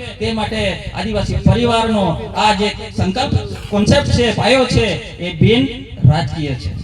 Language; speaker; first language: Gujarati; non-native, local second language; Bhili